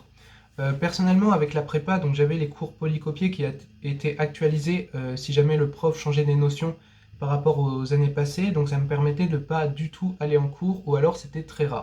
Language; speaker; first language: French; native; French